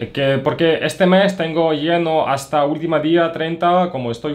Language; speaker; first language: Spanish; non-native, fluent; Russian